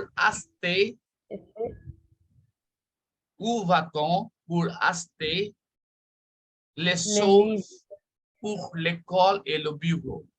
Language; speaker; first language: French; non-native, fluent; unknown